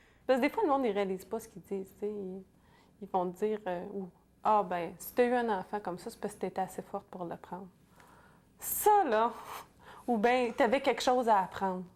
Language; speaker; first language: French; native; French